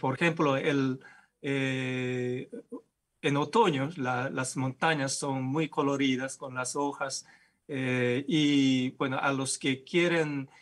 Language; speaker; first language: Spanish; non-native, fluent; Japanese